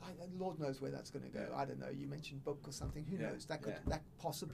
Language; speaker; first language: English; native; English